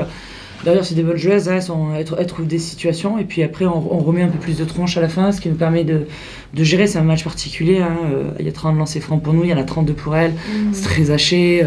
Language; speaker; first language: French; native; French